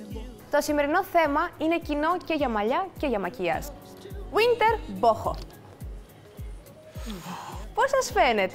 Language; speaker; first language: Greek; native; Greek